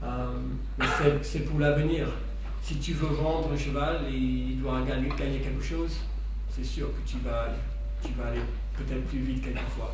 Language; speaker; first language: French; non-native, fluent; English